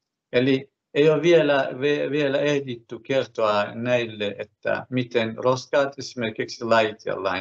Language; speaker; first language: Finnish; non-native, fluent; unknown